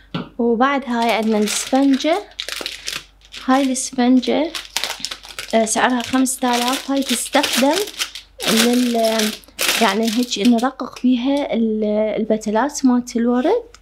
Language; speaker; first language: Arabic; native; Arabic